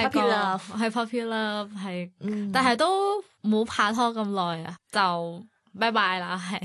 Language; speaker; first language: Cantonese; non-native, fluent; Thai